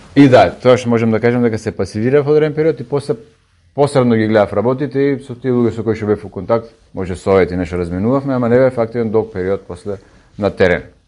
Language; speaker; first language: Macedonian; native; Macedonian